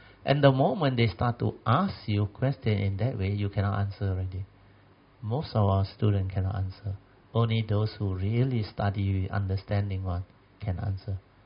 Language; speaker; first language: English; non-native, local second language; Min Nan Chinese